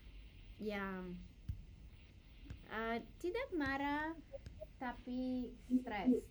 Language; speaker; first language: Indonesian; non-native, learner; English